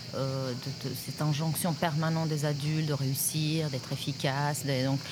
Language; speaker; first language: French; non-native, fluent; Romanian